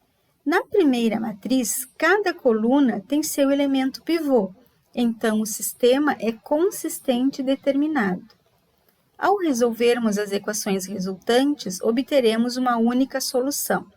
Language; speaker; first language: Portuguese; native; Portuguese